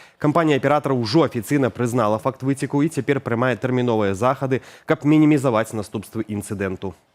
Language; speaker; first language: Belarusian; native; Belarusian